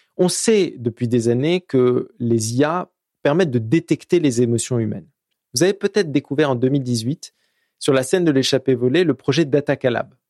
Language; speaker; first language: French; native; French